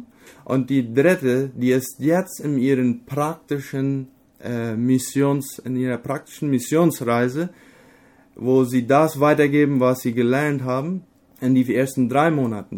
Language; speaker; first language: German; non-native, local second language; Low German